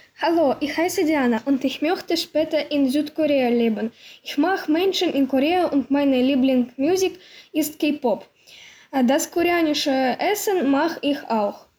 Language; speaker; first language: German; non-native, learner; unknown